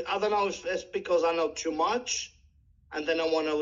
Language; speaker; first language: English; non-native, learner; Portuguese